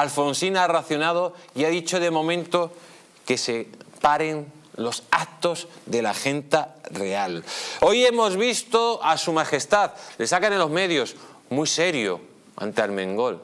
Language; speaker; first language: Spanish; native; Spanish